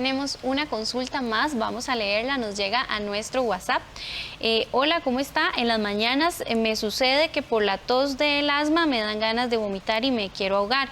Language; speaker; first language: Spanish; native; Spanish